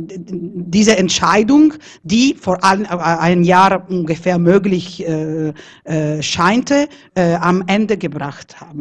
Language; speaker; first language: German; non-native, fluent; Italian